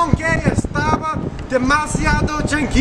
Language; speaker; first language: Spanish; non-native, learner; English